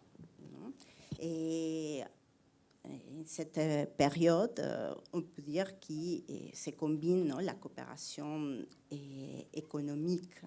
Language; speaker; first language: French; non-native, fluent; Spanish